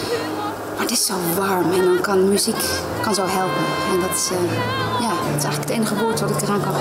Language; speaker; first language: Dutch; native; Dutch